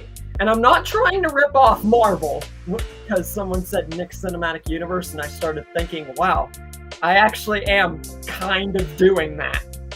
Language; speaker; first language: English; native; English